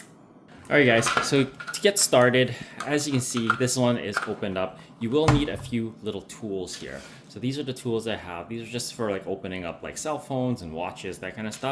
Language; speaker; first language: English; native; English